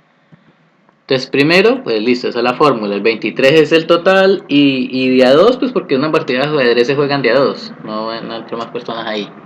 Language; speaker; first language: Spanish; native; Spanish